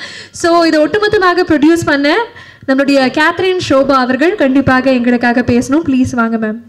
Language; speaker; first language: Tamil; native; Tamil